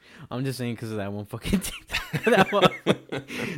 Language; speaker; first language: English; early bilingual, other home language; Spanish